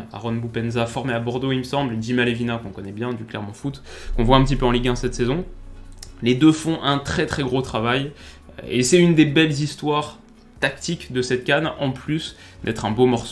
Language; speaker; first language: French; native; French